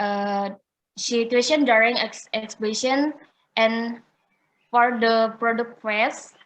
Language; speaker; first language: English; non-native, learner; Indonesian